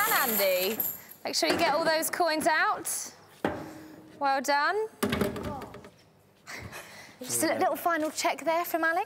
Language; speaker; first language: English; native; English